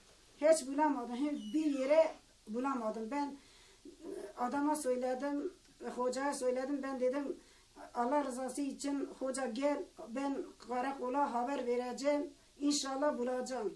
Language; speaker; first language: Turkish; non-native, local second language; Kurdish